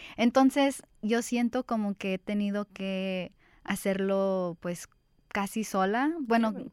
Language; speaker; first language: Spanish; early bilingual, heritage; Spanish